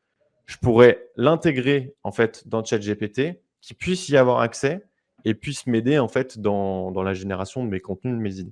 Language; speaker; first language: French; native; French